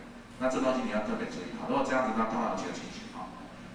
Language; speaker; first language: Chinese; native; Chinese